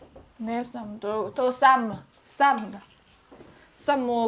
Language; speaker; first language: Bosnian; non-native, learner; Chinese